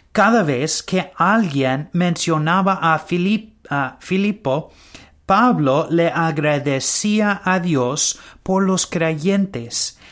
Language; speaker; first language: Spanish; non-native, learner; English